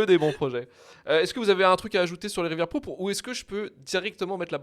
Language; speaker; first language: French; native; French